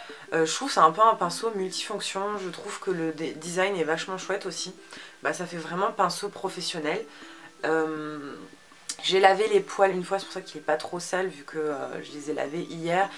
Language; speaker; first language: French; native; French